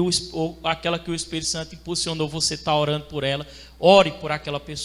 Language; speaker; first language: Portuguese; native; Portuguese